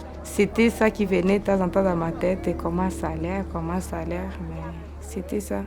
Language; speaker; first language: French; non-native, local second language; Swahili